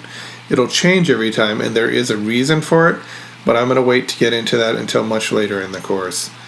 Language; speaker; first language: English; native; English